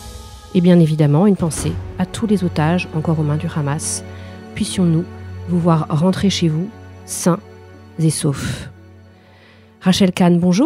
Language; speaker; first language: French; native; French